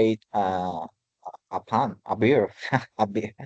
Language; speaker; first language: English; non-native, learner; Spanish